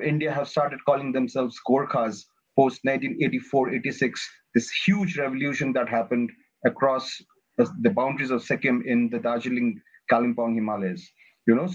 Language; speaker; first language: English; non-native, local second language; Nepali